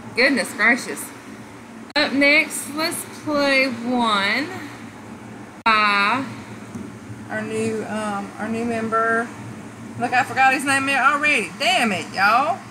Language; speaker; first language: English; native; English